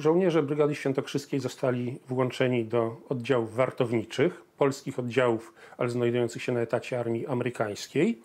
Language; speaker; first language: Polish; native; Polish